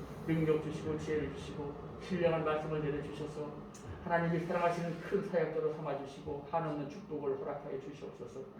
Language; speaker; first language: Korean; native; Korean